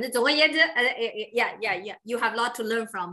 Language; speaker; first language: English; non-native, fluent; Chinese